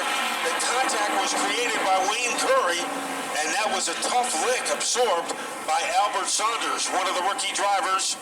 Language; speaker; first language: English; native; English